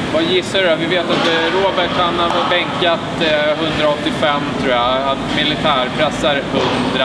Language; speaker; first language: Swedish; native; Swedish